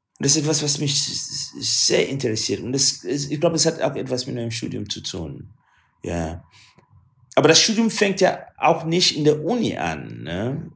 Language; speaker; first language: German; non-native, fluent; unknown